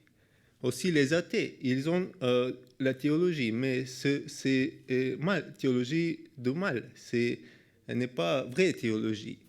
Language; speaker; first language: French; non-native, learner; Russian